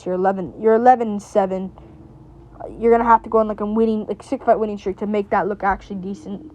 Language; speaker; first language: English; native; English